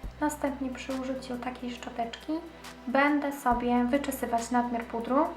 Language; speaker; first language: Polish; native; Polish